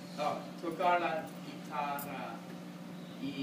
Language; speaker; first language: Spanish; non-native, learner; English